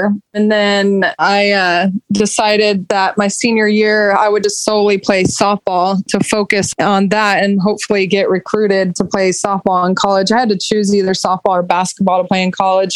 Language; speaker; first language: English; native; English